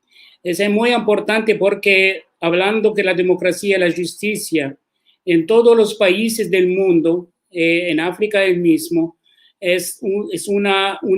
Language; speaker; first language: Spanish; non-native, learner; Arabic